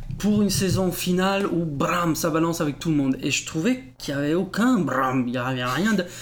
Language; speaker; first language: French; early bilingual, other home language; Portuguese